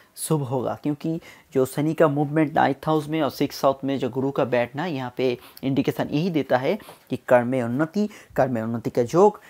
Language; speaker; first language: Hindi; non-native, local second language; Bangla